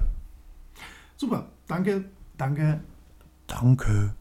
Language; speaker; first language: German; native; German